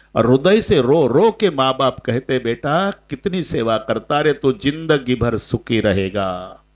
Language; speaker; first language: Hindi; non-native, local second language; Marathi